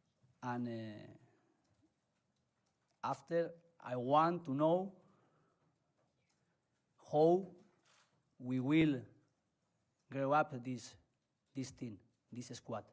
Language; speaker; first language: English; non-native, learner; Spanish